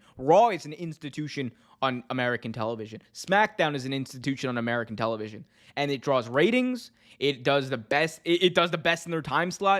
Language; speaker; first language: English; native; English